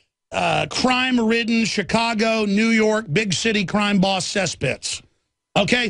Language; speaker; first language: English; native; English